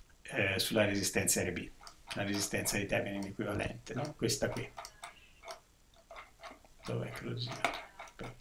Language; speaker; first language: Italian; native; Italian